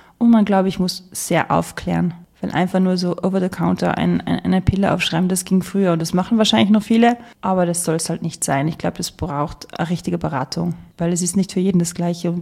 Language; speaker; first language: German; native; German